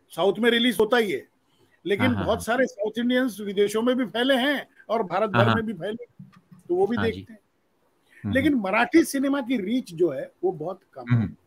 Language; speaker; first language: Hindi; non-native, local second language; Marathi